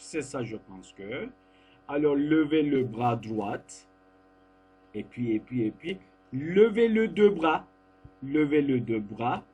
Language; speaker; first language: French; non-native, fluent; Turkish